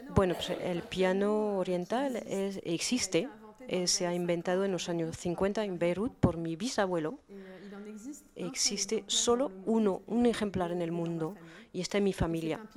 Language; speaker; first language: Spanish; non-native, fluent; French